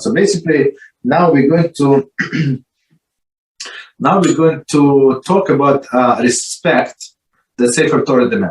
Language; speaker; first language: English; non-native, fluent; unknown